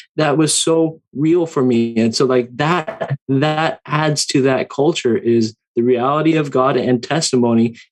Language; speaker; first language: English; native; English